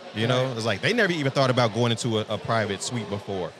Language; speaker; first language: English; native; English